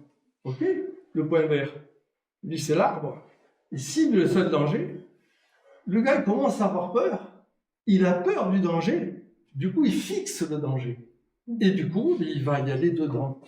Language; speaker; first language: French; native; French